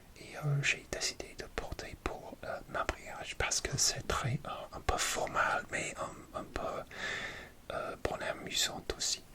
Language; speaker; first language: French; non-native, learner; English